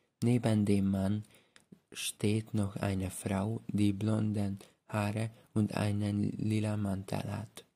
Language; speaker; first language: German; non-native, learner; Hungarian